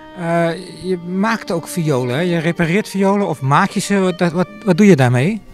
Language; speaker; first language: Dutch; native; Dutch